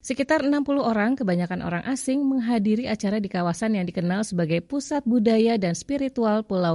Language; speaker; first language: Indonesian; native; Indonesian